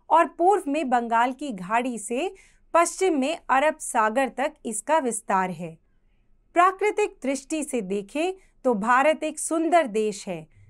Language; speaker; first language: Hindi; native; Hindi